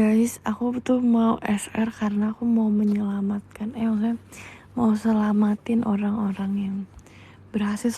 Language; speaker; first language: Indonesian; native; Indonesian